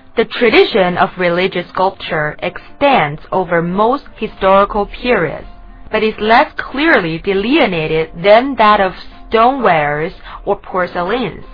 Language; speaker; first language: English; non-native, fluent; Chinese